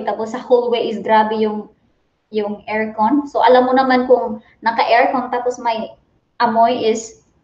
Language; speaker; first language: Filipino; non-native, local second language; Cebuano